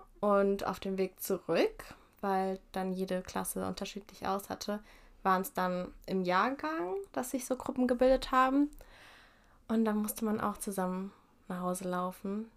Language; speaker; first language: German; early bilingual, heritage; German